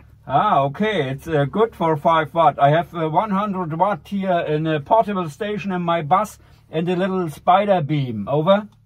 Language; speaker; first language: English; non-native, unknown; German